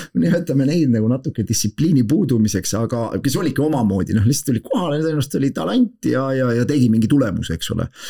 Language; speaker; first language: Estonian; native; Estonian